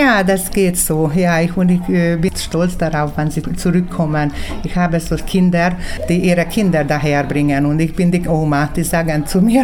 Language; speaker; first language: German; early bilingual, heritage; German